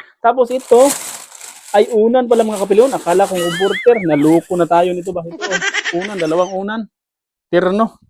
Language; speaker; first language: Filipino; non-native, local second language; Cebuano